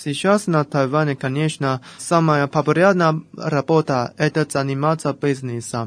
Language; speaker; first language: Russian; non-native, fluent; Chinese